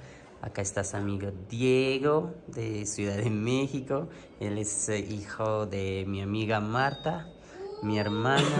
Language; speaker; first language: Spanish; non-native, learner; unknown